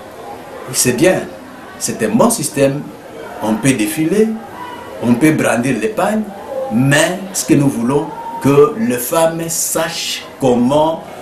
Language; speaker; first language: French; native; French